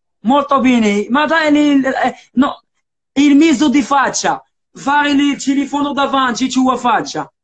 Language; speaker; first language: Italian; non-native, learner; Arabic